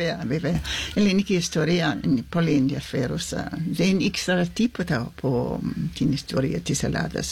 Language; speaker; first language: Greek; non-native, fluent; English